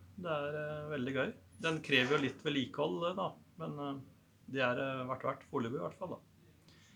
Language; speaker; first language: Norwegian; native; Norwegian